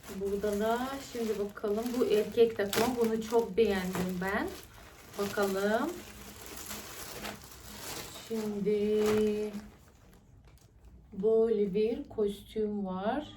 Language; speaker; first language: Turkish; non-native, fluent; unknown